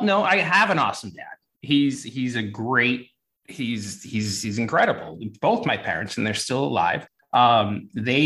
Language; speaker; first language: English; native; English